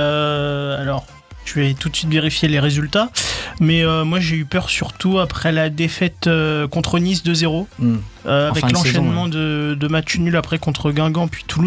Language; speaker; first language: French; native; French